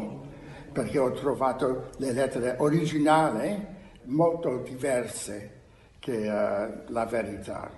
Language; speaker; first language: Italian; non-native, learner; English